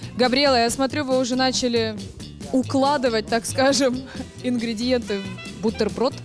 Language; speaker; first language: Russian; native; Russian